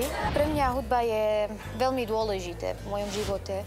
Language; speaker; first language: Slovak; non-native, learner; Arabic